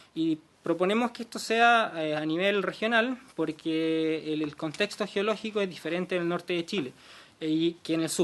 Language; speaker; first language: Spanish; native; Spanish